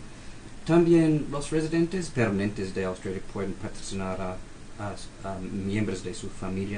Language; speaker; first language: Spanish; non-native, fluent; English